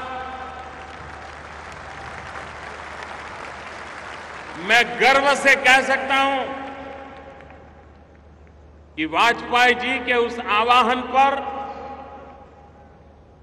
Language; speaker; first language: Hindi; non-native, local second language; Gujarati